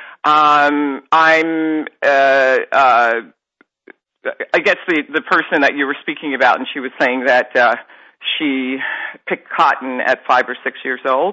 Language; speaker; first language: English; native; English